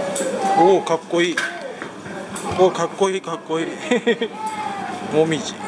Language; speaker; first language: Japanese; native; Japanese